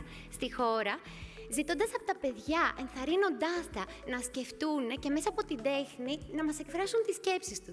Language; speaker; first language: Greek; native; Greek